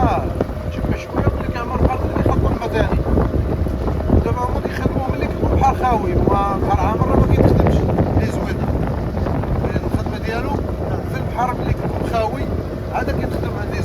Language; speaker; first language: Arabic; native; Arabic